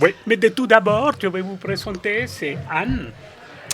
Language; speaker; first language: French; non-native, fluent; Spanish